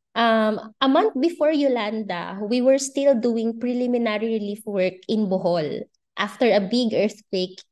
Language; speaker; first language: English; non-native, local second language; Bikol